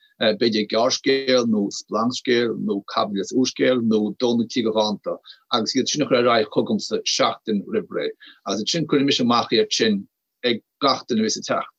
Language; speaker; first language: Irish; native; Irish